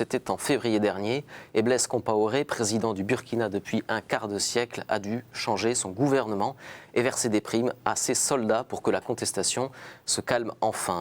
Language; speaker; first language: French; native; French